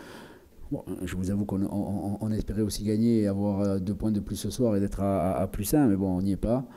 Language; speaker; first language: French; native; French